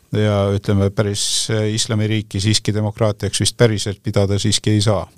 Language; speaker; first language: Estonian; native; Estonian